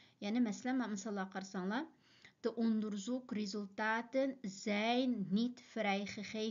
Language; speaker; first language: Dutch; non-native, fluent; Uyghur